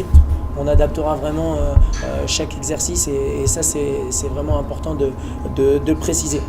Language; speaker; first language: French; native; French